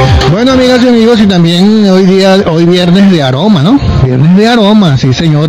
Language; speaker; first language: Spanish; native; Spanish